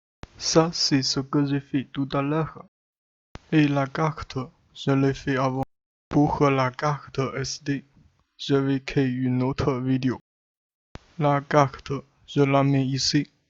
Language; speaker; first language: French; non-native, learner; Chinese